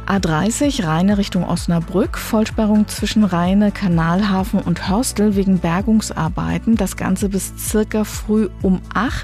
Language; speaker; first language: German; native; German